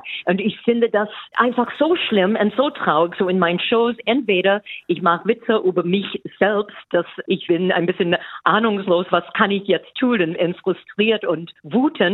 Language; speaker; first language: German; non-native, fluent; English